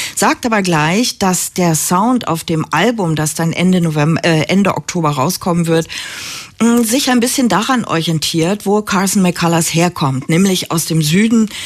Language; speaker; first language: German; native; German